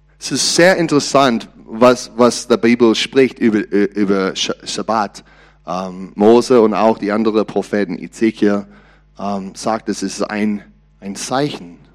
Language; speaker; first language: German; non-native, learner; English